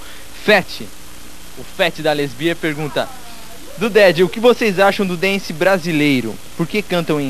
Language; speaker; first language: Portuguese; native; Portuguese